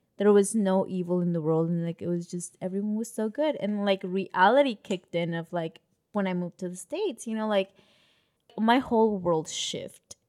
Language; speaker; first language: English; early bilingual, other home language; Spanish